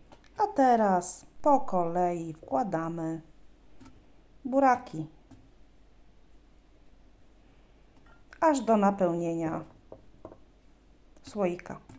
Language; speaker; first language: Polish; native; Polish